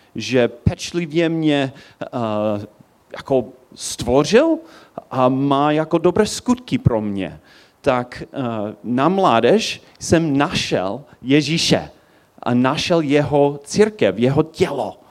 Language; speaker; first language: Czech; non-native, learner; English